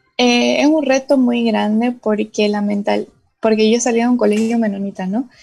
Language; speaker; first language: Spanish; non-native, local second language; Portuguese